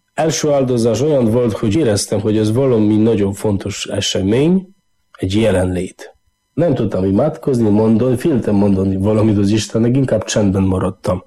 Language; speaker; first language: Hungarian; non-native, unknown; Polish